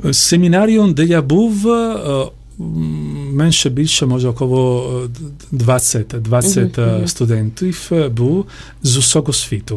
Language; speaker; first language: Polish; non-native, learner; Italian